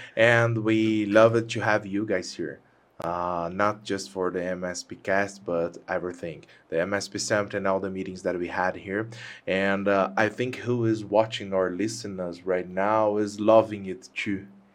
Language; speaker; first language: English; non-native, fluent; Portuguese